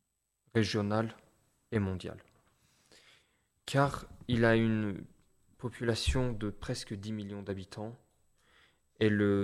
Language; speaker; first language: French; early bilingual, other home language; Azerbaijani